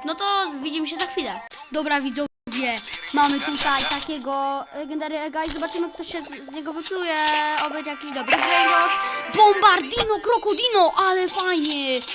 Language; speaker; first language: Polish; native; Polish